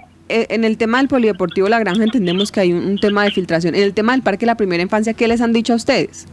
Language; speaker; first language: Spanish; native; Spanish